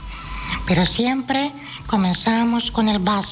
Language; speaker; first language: Spanish; non-native, fluent; Dutch